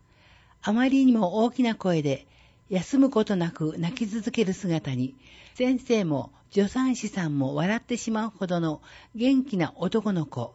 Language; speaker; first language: Japanese; native; Japanese